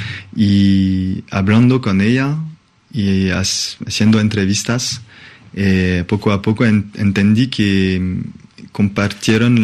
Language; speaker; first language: Spanish; non-native, fluent; French